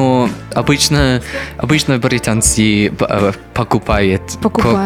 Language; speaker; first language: Russian; non-native, learner; English